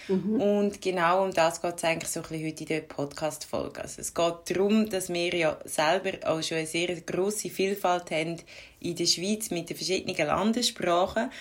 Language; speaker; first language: German; native; German